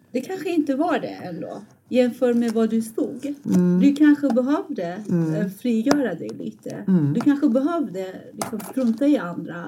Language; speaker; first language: Swedish; non-native, fluent; Persian